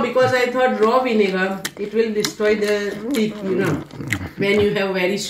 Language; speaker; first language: English; non-native, local second language; Gujarati